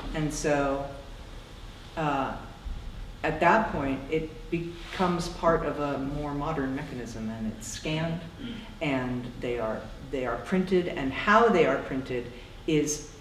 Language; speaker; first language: English; native; English